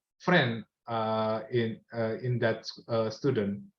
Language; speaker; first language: English; non-native, learner; Indonesian